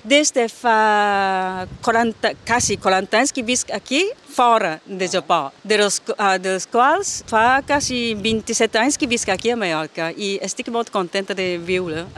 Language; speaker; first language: Spanish; non-native, fluent; Japanese